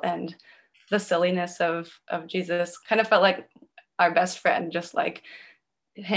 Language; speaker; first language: English; native; English